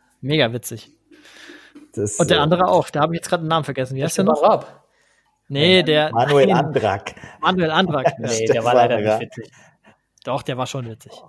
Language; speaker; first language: German; native; German